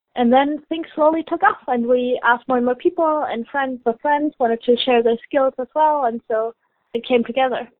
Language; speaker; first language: English; non-native, fluent; German